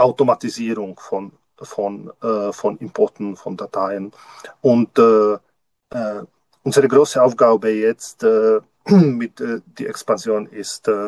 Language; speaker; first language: German; non-native, learner; Czech